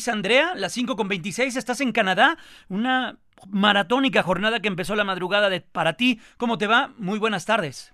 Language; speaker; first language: Spanish; native; Spanish